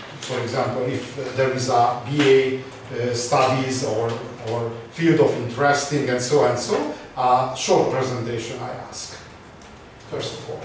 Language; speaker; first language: English; non-native, learner; Hungarian